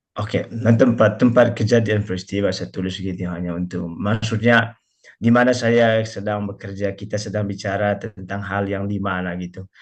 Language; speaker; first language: Indonesian; non-native, local second language; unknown